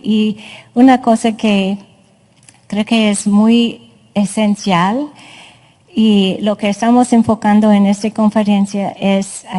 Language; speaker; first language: Spanish; non-native, fluent; English